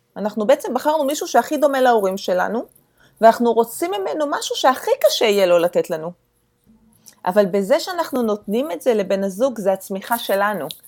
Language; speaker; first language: Hebrew; native; Hebrew